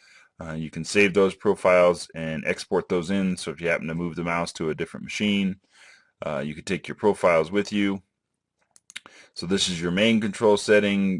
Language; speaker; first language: English; native; English